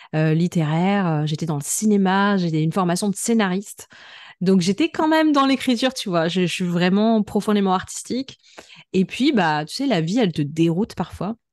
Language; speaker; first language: French; native; French